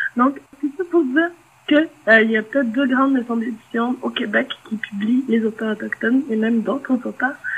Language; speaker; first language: French; non-native, local second language; Innu-aimun